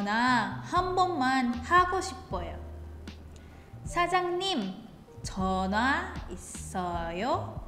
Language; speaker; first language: Korean; non-native, learner; Indonesian